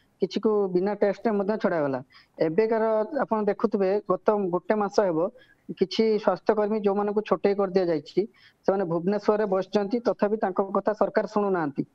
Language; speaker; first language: Odia; native; Odia